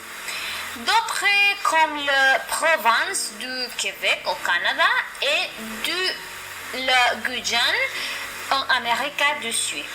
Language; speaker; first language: French; non-native, learner; Spanish